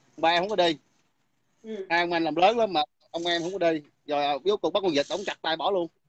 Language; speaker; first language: Vietnamese; native; Vietnamese